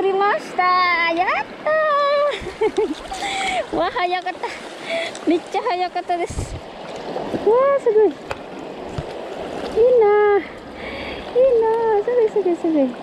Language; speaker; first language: Japanese; non-native, fluent; Filipino